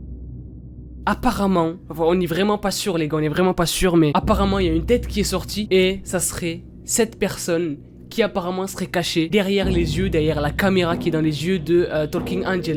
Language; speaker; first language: French; native; French